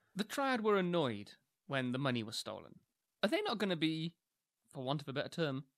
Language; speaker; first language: English; native; English